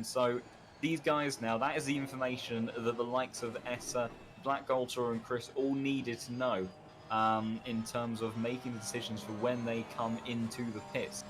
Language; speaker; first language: English; native; English